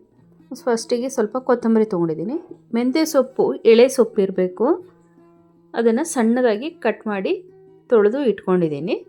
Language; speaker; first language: Kannada; native; Kannada